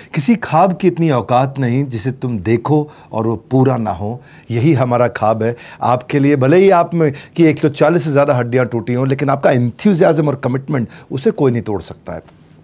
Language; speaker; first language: Hindi; native; Hindi